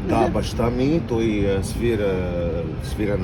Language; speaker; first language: Bulgarian; non-native, learner; Arabic